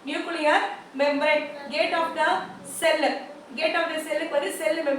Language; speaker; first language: English; non-native, local second language; Tamil